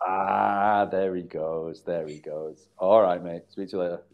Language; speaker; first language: English; native; English